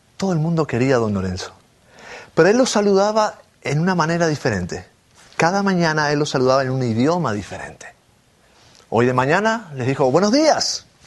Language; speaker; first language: Spanish; native; Spanish